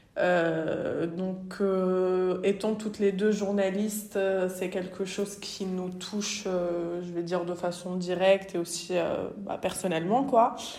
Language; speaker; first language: French; native; French